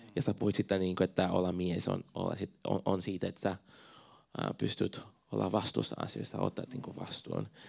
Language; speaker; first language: Finnish; non-native, fluent; Portuguese